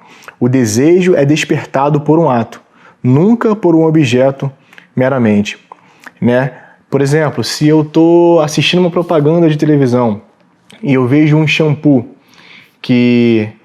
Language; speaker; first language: Portuguese; native; Portuguese